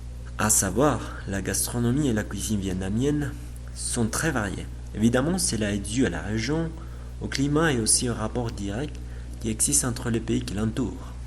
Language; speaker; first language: French; non-native, learner; Spanish